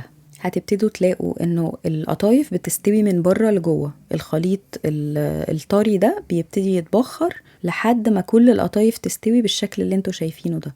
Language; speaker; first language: Arabic; native; Arabic